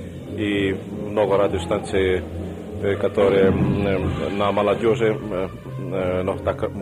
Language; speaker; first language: Russian; non-native, fluent; Estonian